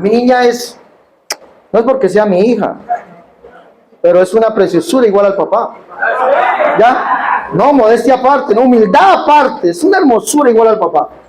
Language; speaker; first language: Spanish; native; Spanish